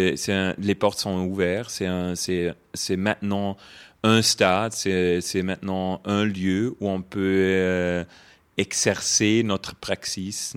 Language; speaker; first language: French; non-native, fluent; German